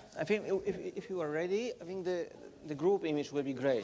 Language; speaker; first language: English; non-native, fluent; Polish